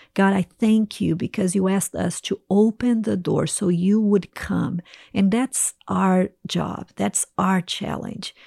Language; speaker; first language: English; non-native, fluent; Portuguese